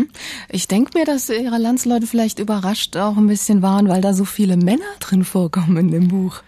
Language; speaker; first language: German; native; German